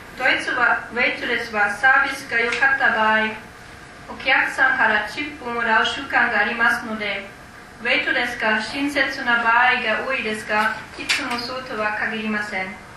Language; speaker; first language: Japanese; non-native, fluent; German